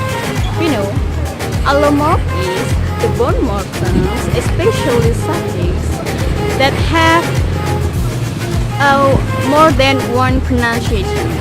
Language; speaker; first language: English; non-native, learner; Indonesian